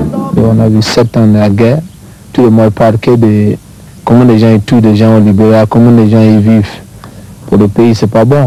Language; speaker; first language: French; non-native, fluent; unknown